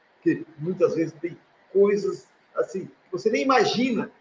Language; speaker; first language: Portuguese; native; Portuguese